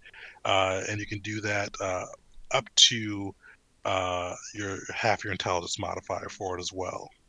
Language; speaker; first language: English; native; English